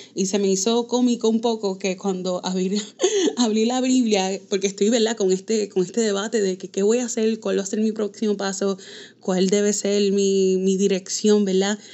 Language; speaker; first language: Spanish; early bilingual, heritage; Spanish